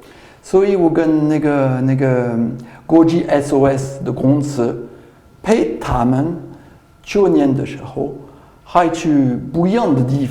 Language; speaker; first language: Chinese; non-native, learner; French